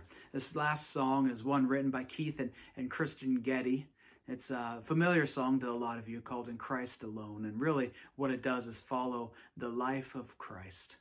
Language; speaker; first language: English; native; English